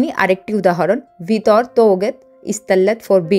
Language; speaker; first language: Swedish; non-native, fluent; Bangla